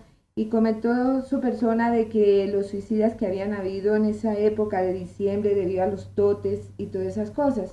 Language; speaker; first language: Spanish; native; Spanish